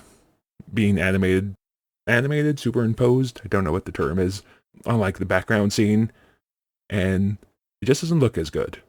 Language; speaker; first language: English; native; English